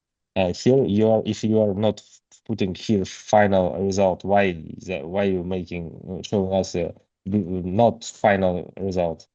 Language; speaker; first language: English; non-native, learner; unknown